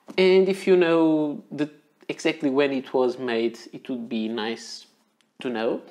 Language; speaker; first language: English; non-native, fluent; Portuguese